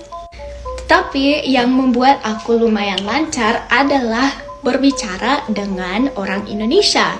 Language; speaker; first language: Indonesian; non-native, fluent; English